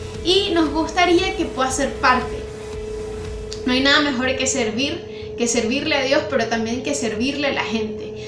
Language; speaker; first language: Spanish; native; Spanish